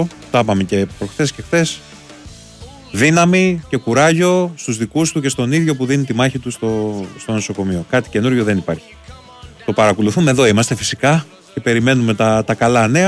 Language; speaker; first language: Greek; native; Greek